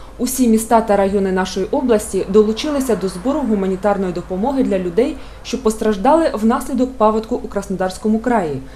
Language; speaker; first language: Ukrainian; native; Ukrainian